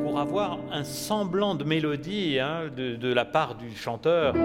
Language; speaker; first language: French; native; French